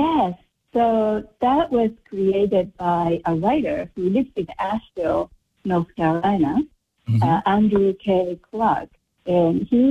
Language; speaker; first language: English; non-native, fluent; Japanese